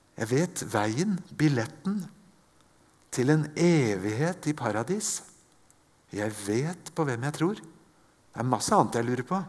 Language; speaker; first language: Norwegian; native; Norwegian